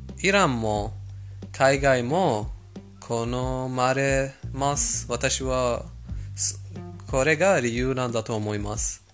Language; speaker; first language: Japanese; non-native, fluent; Persian